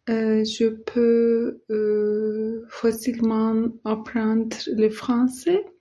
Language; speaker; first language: French; non-native, learner; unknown